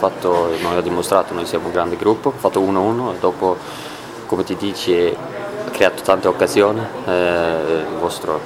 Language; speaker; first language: Italian; non-native, learner; Swedish